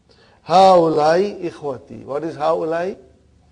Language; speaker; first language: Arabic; non-native, fluent; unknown